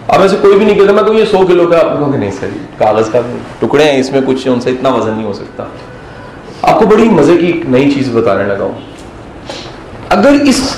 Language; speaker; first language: Urdu; non-native, local second language; Punjabi